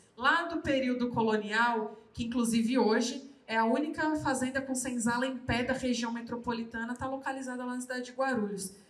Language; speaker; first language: Portuguese; native; Portuguese